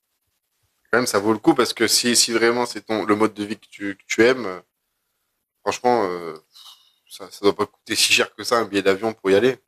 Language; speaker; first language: French; native; French